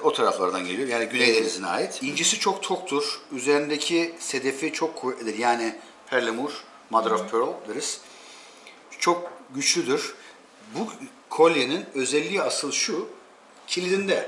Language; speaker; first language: Turkish; native; Turkish